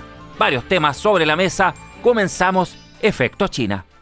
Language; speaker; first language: Spanish; native; Spanish